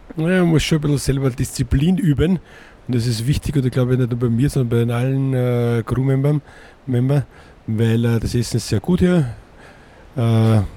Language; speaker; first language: German; native; German